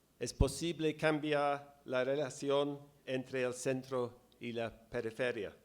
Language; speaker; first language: Spanish; non-native, fluent; English